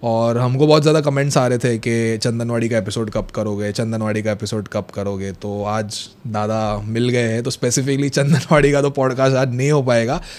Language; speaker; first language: Hindi; non-native, local second language; Marathi